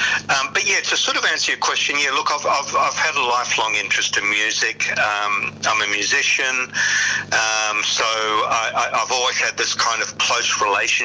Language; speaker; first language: English; native; English